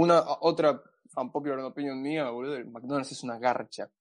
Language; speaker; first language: Spanish; native; Spanish